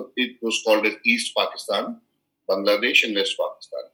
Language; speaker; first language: English; non-native, local second language; Kashmiri